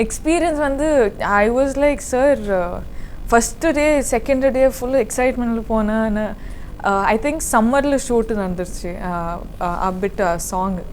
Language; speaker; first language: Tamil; non-native, learner; Kannada